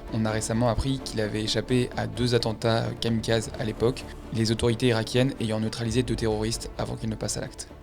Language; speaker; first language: French; native; French